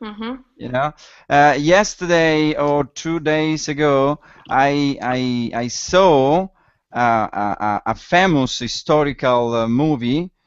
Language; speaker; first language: English; non-native, learner; Italian